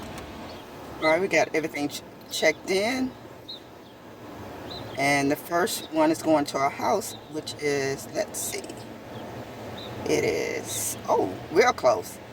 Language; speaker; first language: English; native; English